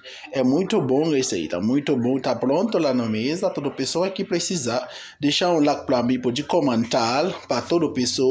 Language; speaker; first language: Portuguese; non-native, learner; Haitian Creole